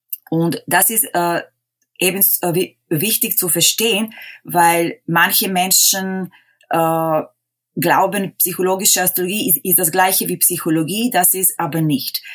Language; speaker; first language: German; non-native, fluent; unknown